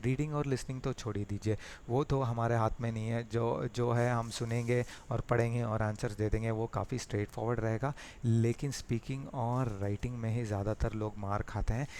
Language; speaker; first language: Hindi; native; Hindi